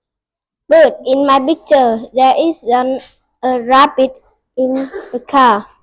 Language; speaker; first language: English; non-native, learner; Vietnamese